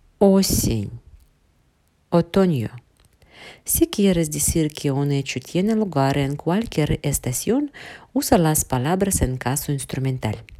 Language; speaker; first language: Spanish; non-native, fluent; Russian